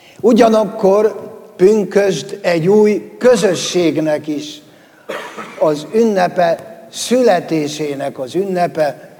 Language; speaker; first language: Hungarian; native; Hungarian